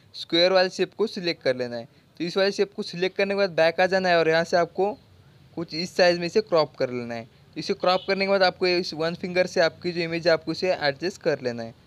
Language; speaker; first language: Hindi; non-native, local second language; Marathi